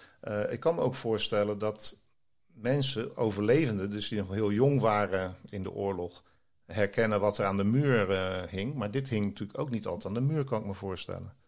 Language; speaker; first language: Dutch; native; Dutch